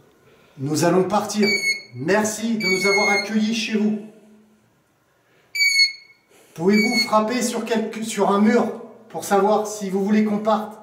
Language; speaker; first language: French; native; French